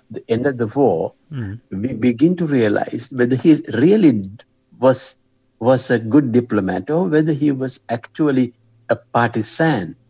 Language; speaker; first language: English; non-native, local second language; Sinhala